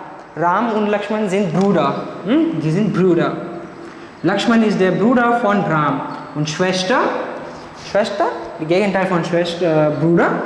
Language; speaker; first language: German; non-native, fluent; Marathi